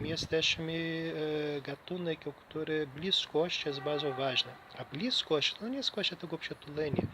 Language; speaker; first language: Polish; non-native, learner; Portuguese